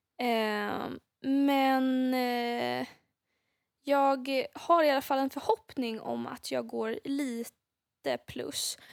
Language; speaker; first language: Swedish; native; Swedish